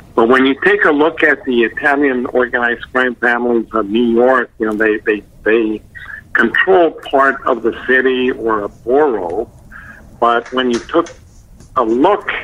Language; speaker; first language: English; non-native, fluent; French